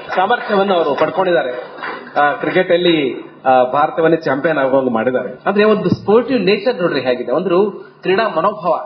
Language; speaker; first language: Kannada; native; Kannada